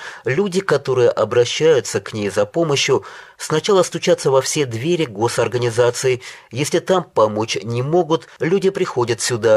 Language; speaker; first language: Russian; non-native, local second language; Tajik